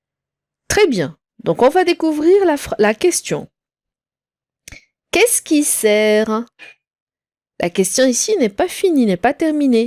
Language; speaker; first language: French; non-native, local second language; Arabic